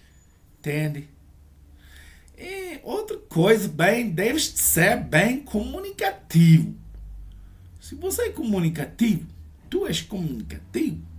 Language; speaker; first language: Portuguese; non-native, learner; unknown